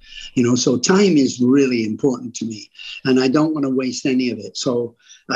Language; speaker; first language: English; native; English